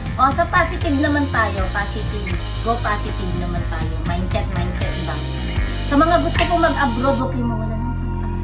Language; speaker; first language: Filipino; native; Filipino